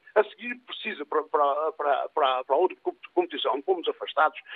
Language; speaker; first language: Portuguese; native; Portuguese